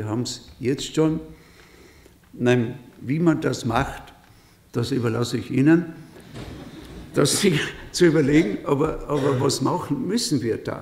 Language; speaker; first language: German; native; German